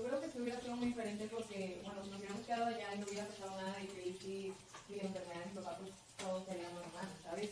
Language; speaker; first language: Spanish; early bilingual, heritage; Spanish